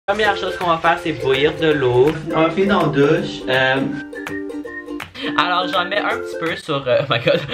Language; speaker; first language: French; native; French